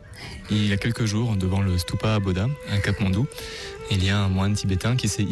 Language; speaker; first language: French; native; French